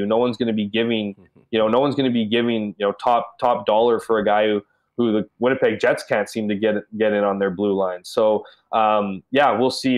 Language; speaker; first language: English; native; English